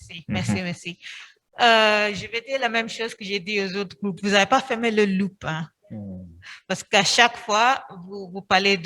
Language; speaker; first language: French; non-native, fluent; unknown